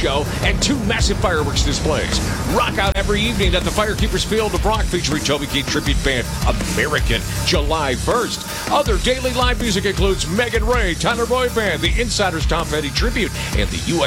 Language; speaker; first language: English; native; English